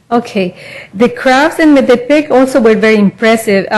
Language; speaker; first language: English; non-native, fluent; Spanish